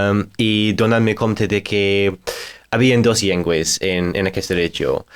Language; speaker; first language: Catalan; non-native, fluent; English